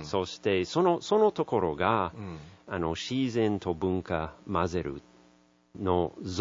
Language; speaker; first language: Japanese; non-native, learner; English